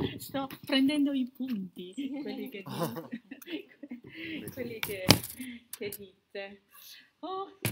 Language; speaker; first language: Italian; non-native, fluent; Chinese